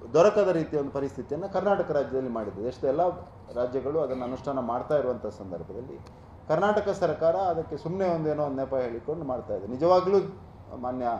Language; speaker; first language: Kannada; non-native, local second language; Tulu